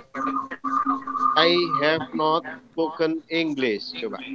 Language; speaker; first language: English; non-native, learner; Indonesian